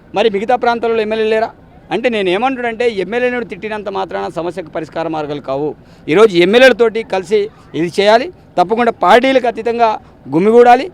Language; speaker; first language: Telugu; non-native, local second language; Gondi